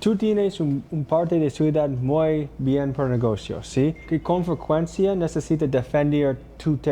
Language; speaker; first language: Spanish; non-native, learner; English